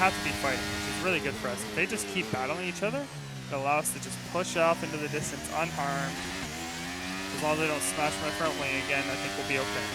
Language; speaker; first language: English; native; English